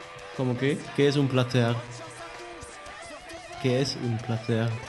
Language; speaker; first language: Spanish; non-native, learner; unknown